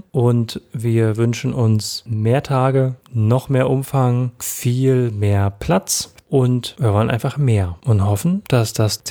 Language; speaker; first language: German; native; German